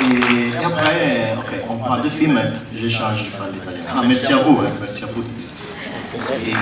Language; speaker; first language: French; non-native, learner; Italian